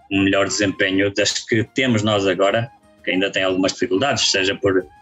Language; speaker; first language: Portuguese; native; Portuguese